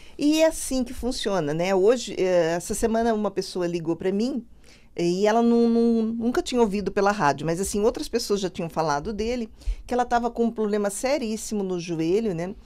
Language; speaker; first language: Portuguese; native; Portuguese